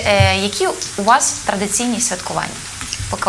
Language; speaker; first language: Ukrainian; native; Ukrainian